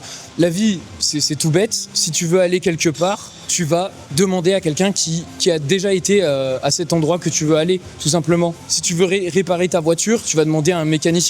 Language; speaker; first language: French; native; French